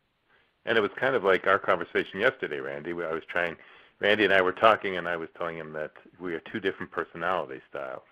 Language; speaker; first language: English; native; English